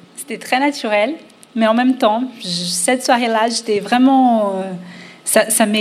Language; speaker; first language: French; non-native, fluent; Portuguese